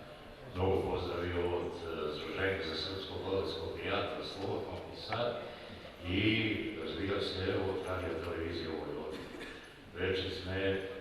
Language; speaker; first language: Bulgarian; non-native, local second language; Serbian